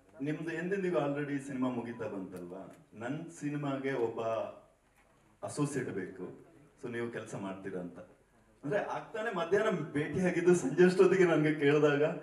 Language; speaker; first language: Kannada; non-native, local second language; Tulu